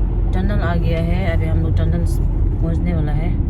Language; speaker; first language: Hindi; non-native, local second language; Tibetan